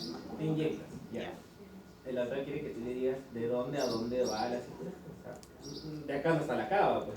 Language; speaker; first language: Spanish; native; Spanish